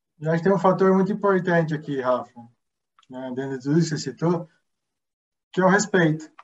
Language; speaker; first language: Portuguese; native; Portuguese